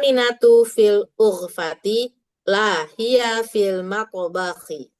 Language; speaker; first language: Arabic; non-native, learner; Indonesian